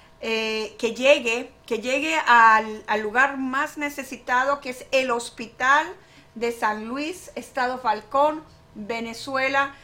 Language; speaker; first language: Spanish; native; Spanish